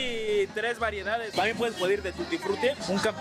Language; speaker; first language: Spanish; native; Spanish